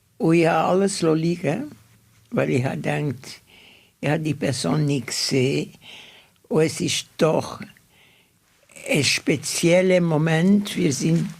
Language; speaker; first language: German; non-native, fluent; Turkish